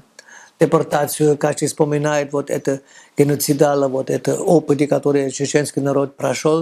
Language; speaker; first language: Russian; non-native, fluent; German